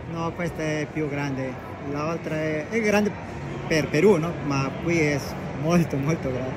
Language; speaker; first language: Italian; non-native, learner; Spanish